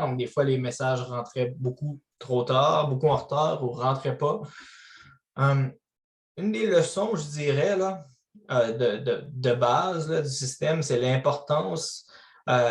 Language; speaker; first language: French; native; French